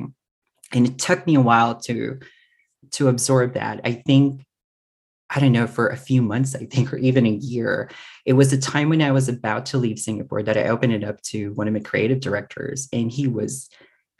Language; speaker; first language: English; non-native, local second language; Filipino